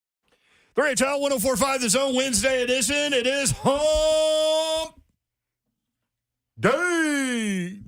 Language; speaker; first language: English; native; English